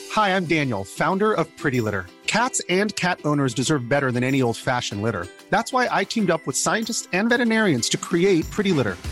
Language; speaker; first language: English; native; English